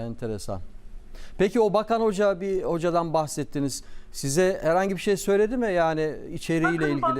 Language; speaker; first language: Turkish; native; Turkish